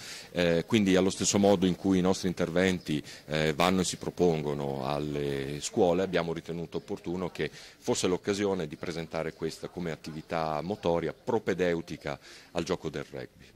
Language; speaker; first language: Italian; native; Italian